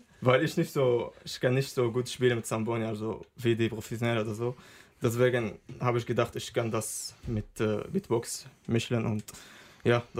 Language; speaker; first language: German; non-native, learner; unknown